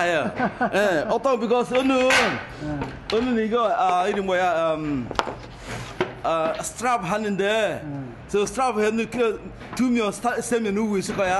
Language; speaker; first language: Korean; non-native, learner; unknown